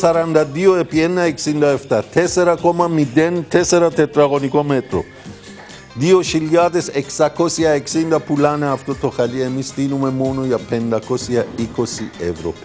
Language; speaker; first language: Greek; non-native, learner; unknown